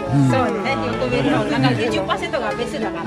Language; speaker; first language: Japanese; non-native, learner; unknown